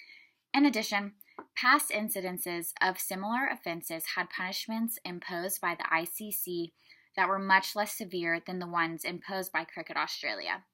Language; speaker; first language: English; native; English